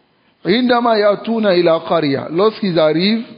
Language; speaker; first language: Arabic; non-native, fluent; French